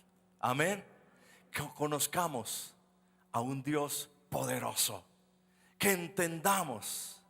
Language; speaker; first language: Spanish; native; Spanish